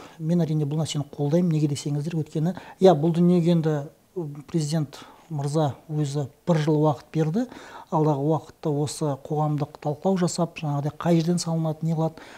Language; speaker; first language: Kazakh; non-native, local second language; Russian